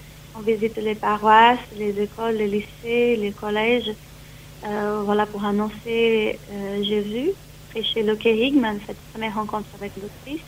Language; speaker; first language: French; non-native, fluent; Portuguese